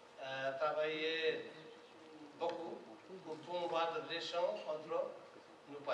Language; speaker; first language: French; non-native, learner; Nepali